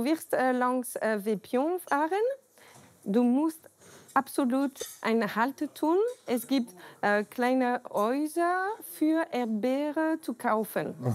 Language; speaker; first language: German; non-native, learner; French